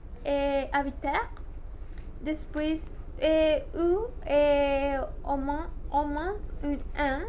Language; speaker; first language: French; non-native, learner; Spanish